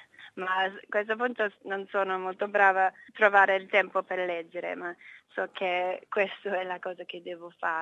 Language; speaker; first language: Italian; non-native, learner; English